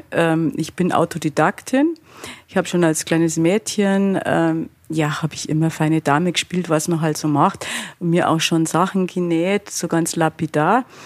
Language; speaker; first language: German; native; German